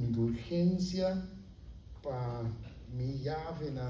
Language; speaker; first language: Spanish; non-native, fluent; Papiamento